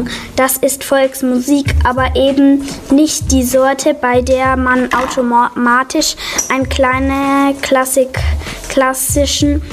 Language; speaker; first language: German; native; German